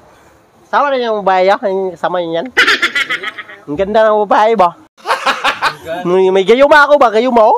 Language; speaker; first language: Filipino; non-native, local second language; Cebuano